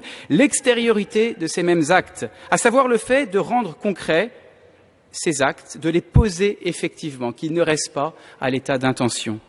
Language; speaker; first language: French; native; French